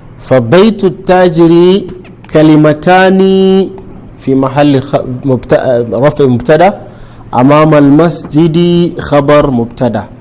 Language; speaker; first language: Arabic; non-native, fluent; Hausa